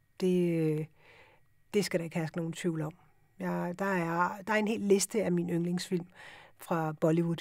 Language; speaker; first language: Danish; early bilingual, other home language; Urdu